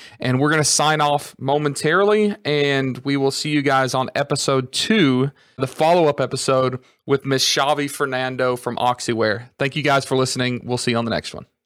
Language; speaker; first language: English; native; English